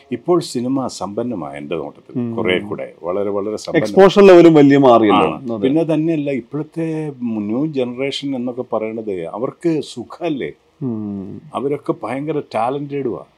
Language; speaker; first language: Malayalam; native; Malayalam